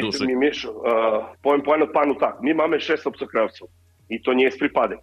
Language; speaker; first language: Polish; non-native, learner; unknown